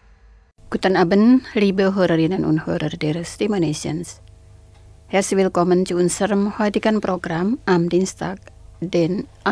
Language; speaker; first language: German; non-native, fluent; Indonesian